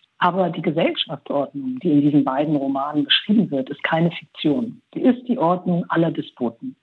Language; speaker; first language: German; early bilingual, other home language; Persian